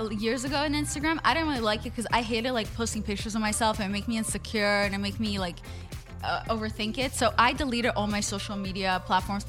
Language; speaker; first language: English; non-native, fluent; Hebrew